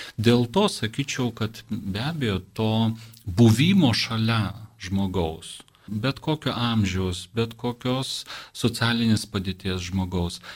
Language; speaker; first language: Lithuanian; non-native, local second language; Polish